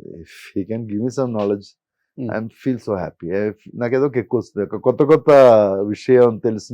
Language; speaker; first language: Telugu; non-native, local second language; Malayalam